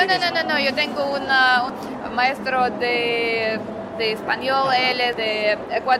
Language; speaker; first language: Spanish; non-native, learner; Russian